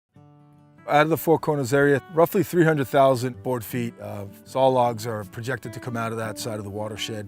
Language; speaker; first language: English; native; English